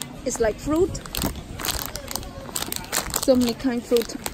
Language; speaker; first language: English; non-native, fluent; Khmer